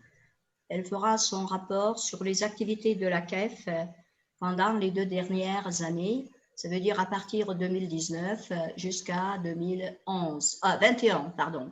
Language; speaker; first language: French; non-native, fluent; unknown